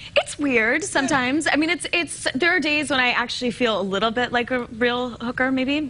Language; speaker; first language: English; native; English